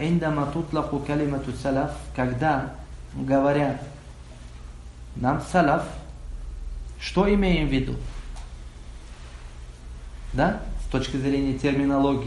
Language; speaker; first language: Russian; non-native, local second language; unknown